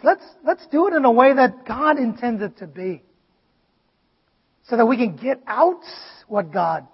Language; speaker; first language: English; non-native, fluent; Vietnamese